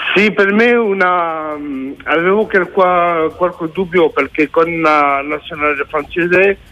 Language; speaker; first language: Italian; non-native, learner; French